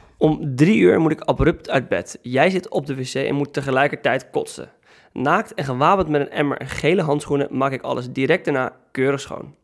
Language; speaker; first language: Dutch; native; Dutch